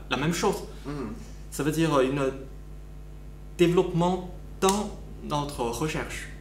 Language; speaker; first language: French; non-native, fluent; Chinese